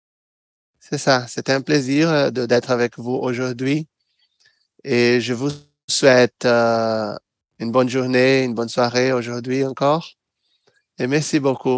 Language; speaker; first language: French; non-native, fluent; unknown